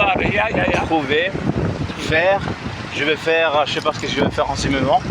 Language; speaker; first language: French; non-native, learner; Portuguese